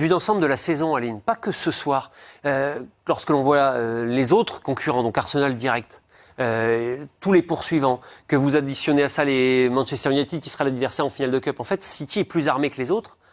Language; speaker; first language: French; native; French